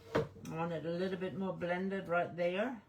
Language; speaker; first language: English; native; English